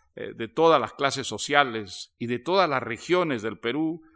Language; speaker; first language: Spanish; native; Spanish